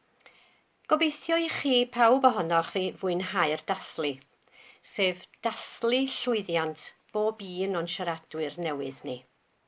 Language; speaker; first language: Welsh; native; Welsh